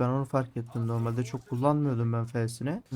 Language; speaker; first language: Turkish; native; Turkish